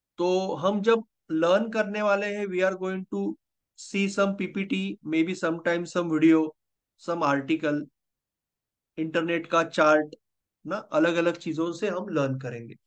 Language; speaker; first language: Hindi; non-native, local second language; Marathi